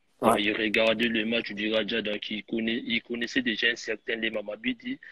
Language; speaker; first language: French; non-native, local second language; Lingala